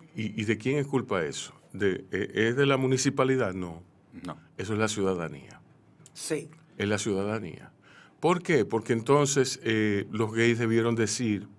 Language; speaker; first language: Spanish; native; Spanish